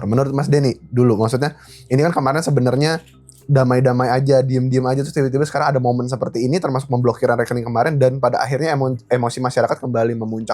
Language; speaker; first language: Indonesian; native; Indonesian